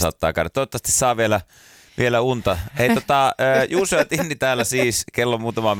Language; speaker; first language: Finnish; native; Finnish